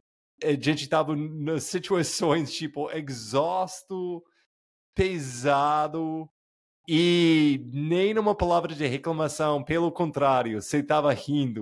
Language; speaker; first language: Portuguese; non-native, fluent; English